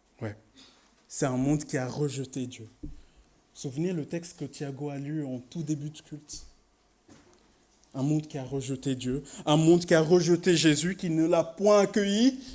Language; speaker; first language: French; native; French